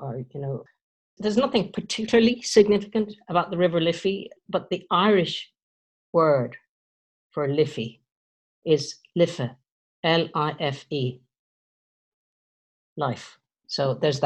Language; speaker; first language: English; native; English